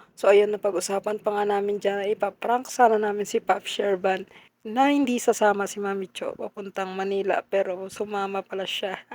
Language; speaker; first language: Filipino; non-native, local second language; Hiligaynon